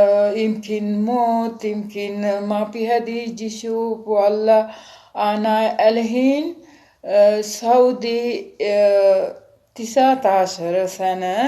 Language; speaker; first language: Arabic; non-native, learner; Sinhala